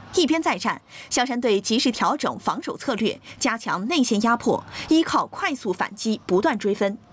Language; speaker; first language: Chinese; native; Chinese